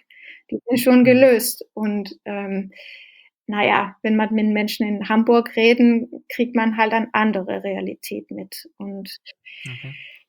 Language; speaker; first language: German; non-native, fluent; Danish